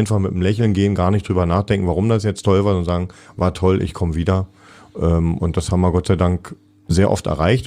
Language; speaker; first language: German; native; German